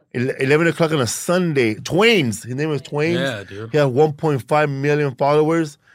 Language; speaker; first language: English; early bilingual, other home language; Spanish